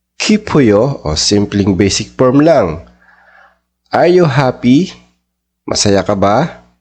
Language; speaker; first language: Filipino; native; Filipino